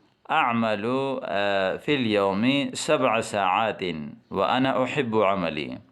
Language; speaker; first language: Arabic; non-native, fluent; Urdu